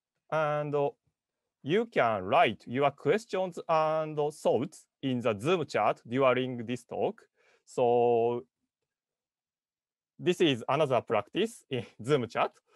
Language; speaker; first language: English; non-native, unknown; Japanese